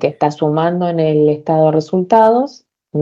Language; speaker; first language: Spanish; native; Spanish